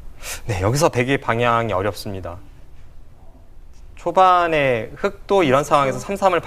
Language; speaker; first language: Korean; native; Korean